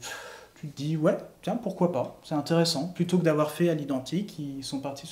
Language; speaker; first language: French; native; French